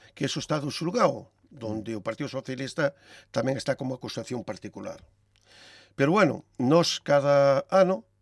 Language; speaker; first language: Galician; native; Galician